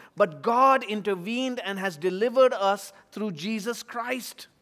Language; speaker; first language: English; non-native, local second language; Tamil